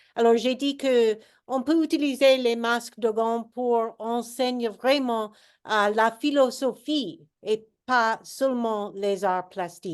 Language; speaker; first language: French; non-native, fluent; English